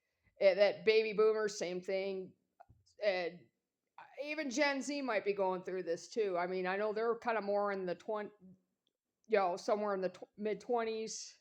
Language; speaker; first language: English; native; English